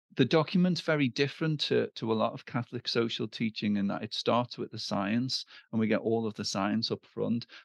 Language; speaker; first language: English; native; English